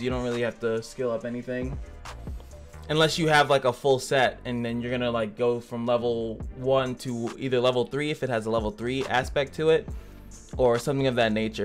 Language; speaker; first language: English; native; English